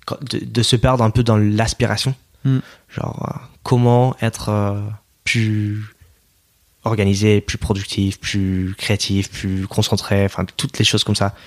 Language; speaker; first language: French; non-native, fluent; English